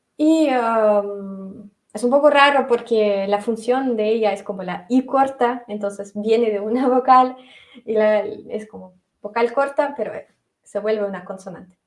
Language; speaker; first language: Spanish; non-native, fluent; Russian